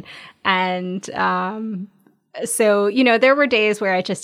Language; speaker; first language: English; native; English